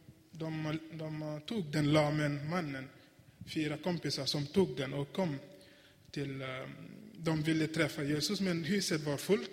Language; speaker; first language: Swedish; non-native, fluent; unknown